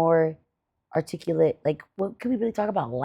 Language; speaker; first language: English; native; English